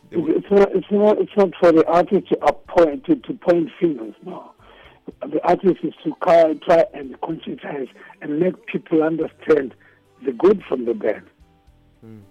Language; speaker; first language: English; non-native, local second language; Shona